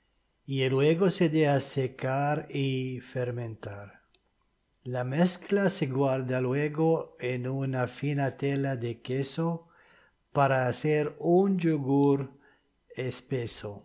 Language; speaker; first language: Spanish; non-native, fluent; Arabic